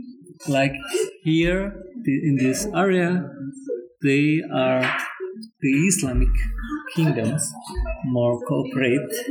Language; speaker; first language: English; non-native, learner; Indonesian